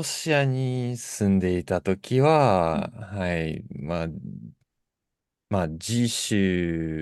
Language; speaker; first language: Japanese; non-native, fluent; Russian